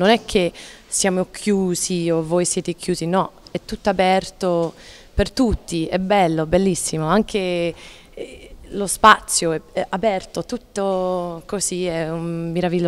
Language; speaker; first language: Italian; non-native, learner; English